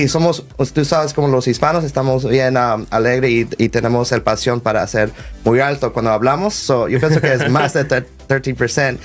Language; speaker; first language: Spanish; early bilingual, heritage; Spanish